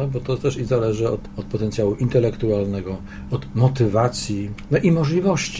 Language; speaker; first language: Polish; native; Polish